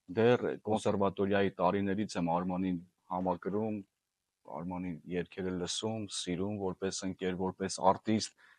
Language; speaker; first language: Armenian; native; Armenian